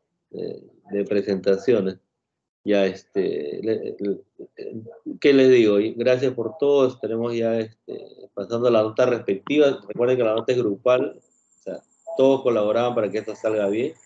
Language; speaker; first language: Spanish; native; Spanish